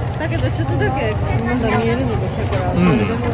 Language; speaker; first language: Japanese; non-native, fluent; Georgian